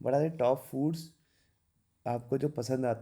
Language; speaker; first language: Hindi; native; Hindi